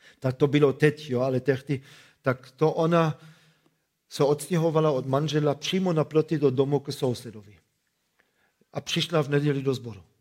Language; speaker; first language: Czech; non-native, fluent; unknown